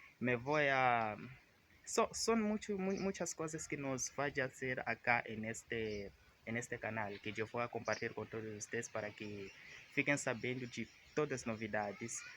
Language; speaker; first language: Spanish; non-native, learner; Portuguese